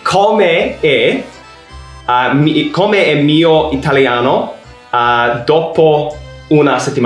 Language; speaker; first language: Italian; non-native, learner; English